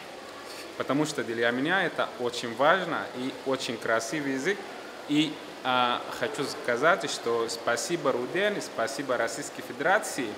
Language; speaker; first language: Russian; non-native, learner; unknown